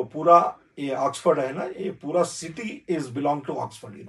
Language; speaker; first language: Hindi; non-native, learner; Telugu